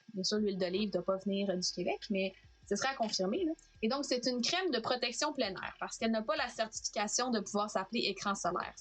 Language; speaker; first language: French; native; French